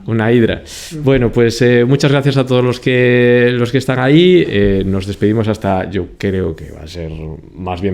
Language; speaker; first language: Spanish; native; Spanish